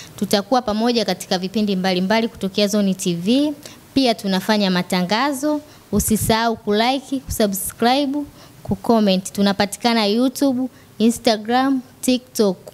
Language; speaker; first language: Swahili; native; Swahili